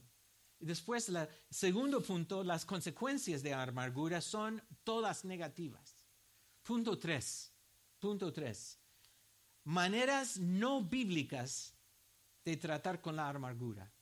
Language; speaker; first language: Spanish; non-native, fluent; English